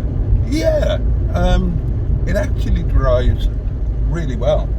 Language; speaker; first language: English; native; English